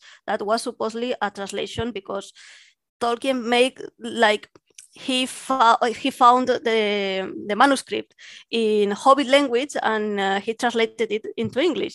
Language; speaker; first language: English; non-native, fluent; Catalan